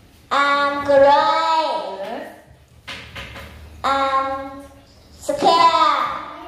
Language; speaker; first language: English; non-native, learner; Vietnamese